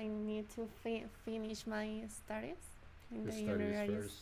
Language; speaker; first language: English; non-native, learner; Spanish